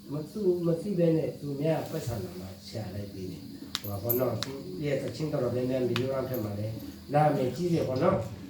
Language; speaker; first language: Burmese; non-native, local second language; Hakha Chin